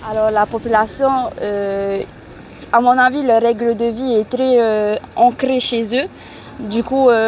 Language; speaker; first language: French; native; French